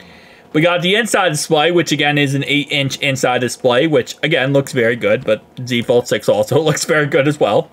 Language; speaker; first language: English; native; English